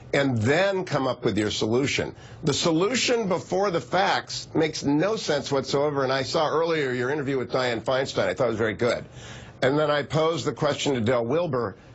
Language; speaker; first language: English; native; English